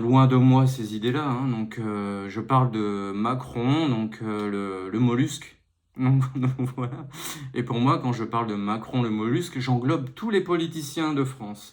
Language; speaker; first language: French; native; French